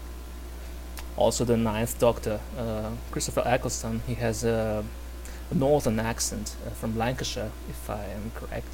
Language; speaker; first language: English; non-native, fluent; Portuguese